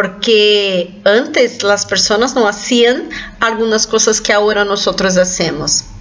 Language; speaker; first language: Spanish; non-native, fluent; Portuguese